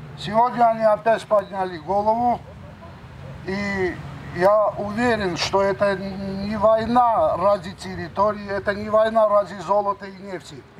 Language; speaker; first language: Russian; non-native, local second language; Armenian